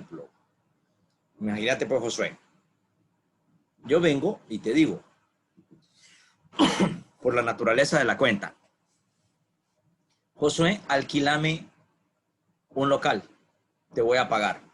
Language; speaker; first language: Spanish; native; Spanish